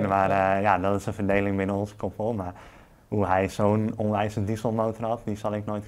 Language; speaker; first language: Dutch; native; Dutch